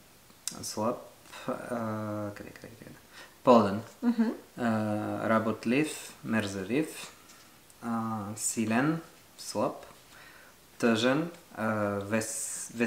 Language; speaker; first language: Bulgarian; non-native, learner; French